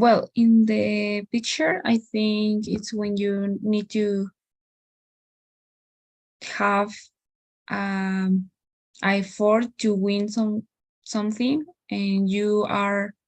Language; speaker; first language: English; non-native, learner; Spanish